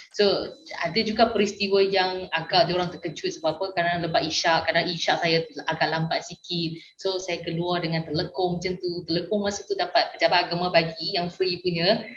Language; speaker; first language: Malay; non-native, local second language; Min Nan Chinese